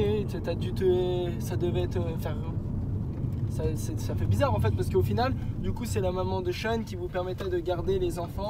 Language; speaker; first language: French; native; French